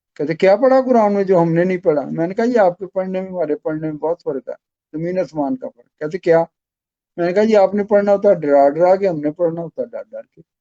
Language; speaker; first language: Urdu; non-native, local second language; Pashto